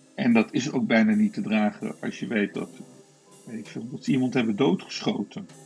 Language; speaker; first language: Dutch; native; Dutch